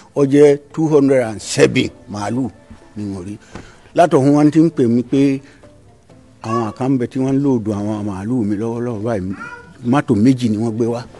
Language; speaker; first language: Yoruba; non-native, local second language; Fula